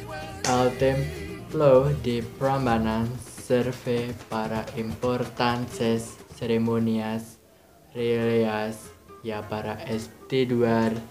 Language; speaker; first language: Spanish; non-native, learner; Indonesian